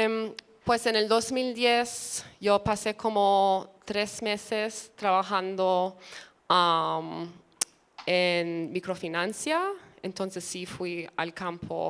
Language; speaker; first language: Spanish; early bilingual, other home language; English